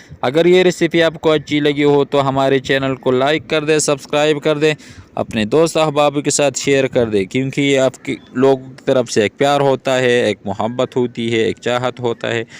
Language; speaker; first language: Urdu; non-native, local second language; Pashto